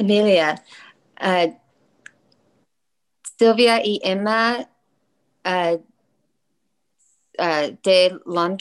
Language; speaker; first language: Spanish; non-native, learner; English